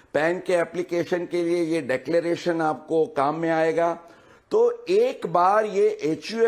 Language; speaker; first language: Hindi; non-native, local second language; Gujarati